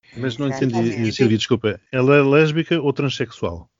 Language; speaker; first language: Portuguese; native; Portuguese